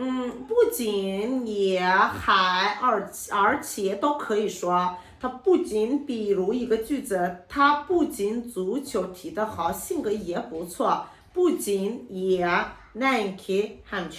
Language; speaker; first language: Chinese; non-native, fluent; Azerbaijani